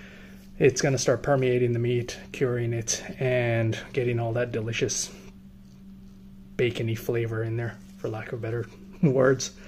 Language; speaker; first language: English; native; English